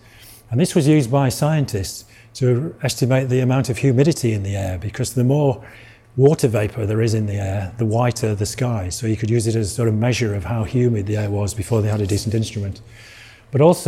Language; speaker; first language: English; native; English